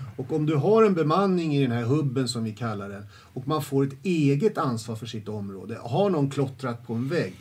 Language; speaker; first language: Swedish; native; Swedish